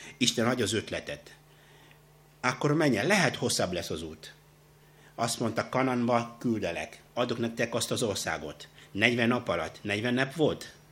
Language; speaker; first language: Hungarian; non-native, fluent; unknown